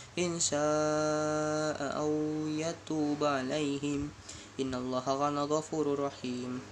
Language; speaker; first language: Arabic; non-native, learner; Indonesian